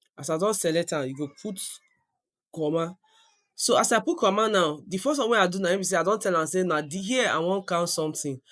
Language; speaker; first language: Nigerian Pidgin; non-native, local second language; Yoruba